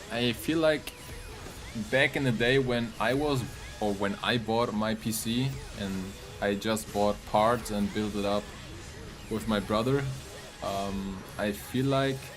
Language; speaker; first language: English; non-native, fluent; German